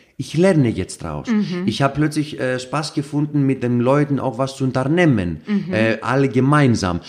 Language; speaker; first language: German; non-native, fluent; Greek